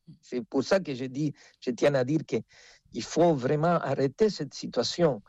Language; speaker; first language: French; non-native, fluent; Spanish